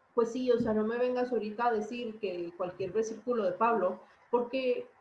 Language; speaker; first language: Spanish; native; Spanish